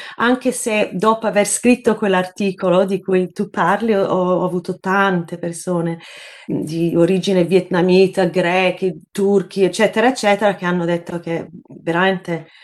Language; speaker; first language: Italian; early bilingual, heritage; Italian